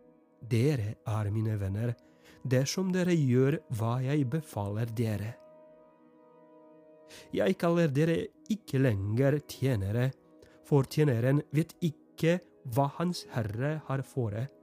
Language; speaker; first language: Norwegian; non-native, fluent; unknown